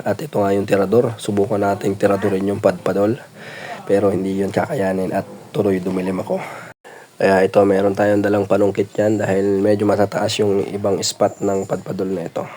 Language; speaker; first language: Filipino; non-native, local second language; Iloko